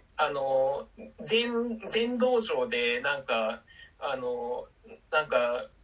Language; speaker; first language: Japanese; native; Japanese